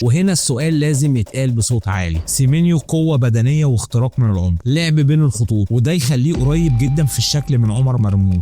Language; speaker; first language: Arabic; native; Arabic